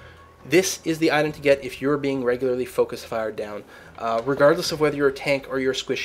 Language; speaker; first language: English; native; English